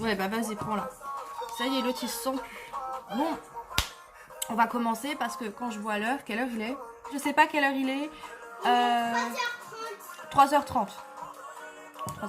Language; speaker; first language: French; native; French